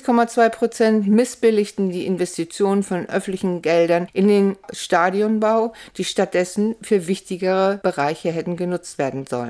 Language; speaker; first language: German; native; German